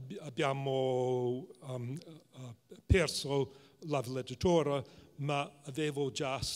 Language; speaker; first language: Italian; non-native, fluent; English